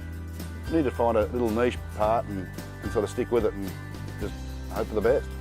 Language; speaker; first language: English; native; English